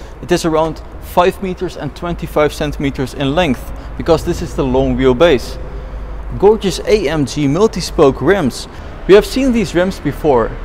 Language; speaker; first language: English; non-native, fluent; Dutch